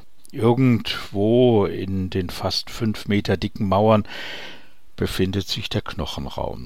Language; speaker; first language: German; native; German